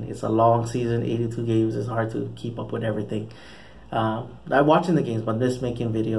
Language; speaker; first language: English; native; English